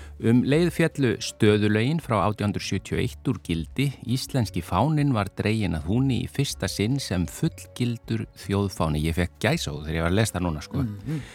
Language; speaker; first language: Icelandic; native; Icelandic